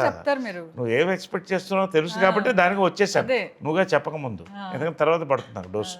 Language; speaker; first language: Telugu; native; Telugu